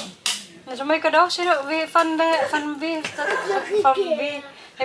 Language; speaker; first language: Dutch; non-native, learner; Filipino